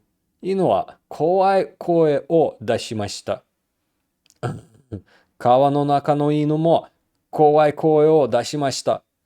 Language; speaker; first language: Japanese; non-native, learner; Russian